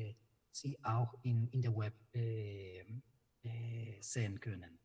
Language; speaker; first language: German; non-native, fluent; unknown